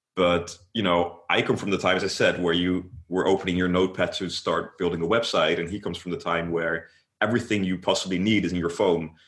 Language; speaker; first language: English; non-native, fluent; Dutch